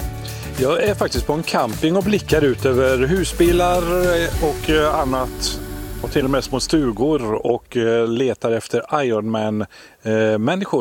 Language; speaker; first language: Swedish; native; Swedish